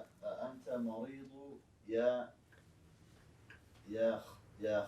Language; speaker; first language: Arabic; non-native, learner; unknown